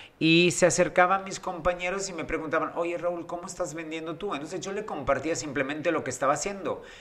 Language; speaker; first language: Spanish; non-native, fluent; Italian